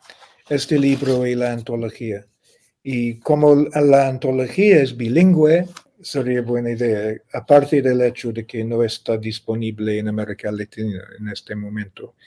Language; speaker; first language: Spanish; non-native, fluent; English